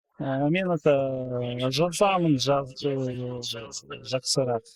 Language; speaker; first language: Kazakh; non-native, learner; Russian